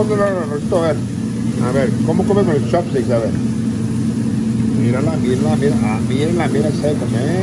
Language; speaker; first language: Spanish; early bilingual, heritage; English